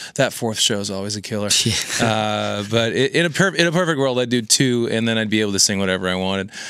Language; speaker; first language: English; native; English